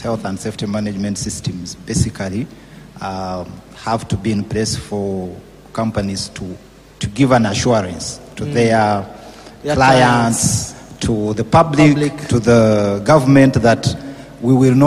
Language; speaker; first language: English; non-native, local second language; Nyankole